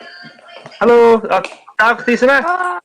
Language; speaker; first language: Welsh; native; Welsh